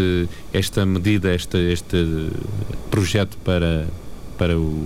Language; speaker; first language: Portuguese; native; Portuguese